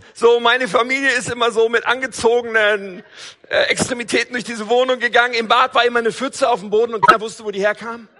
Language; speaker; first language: German; native; German